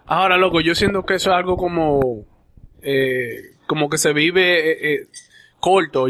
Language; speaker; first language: Spanish; early bilingual, other home language; English